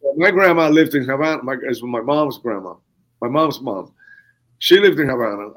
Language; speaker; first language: English; non-native, fluent; Spanish